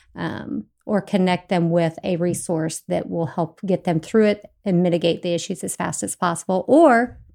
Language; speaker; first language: English; native; English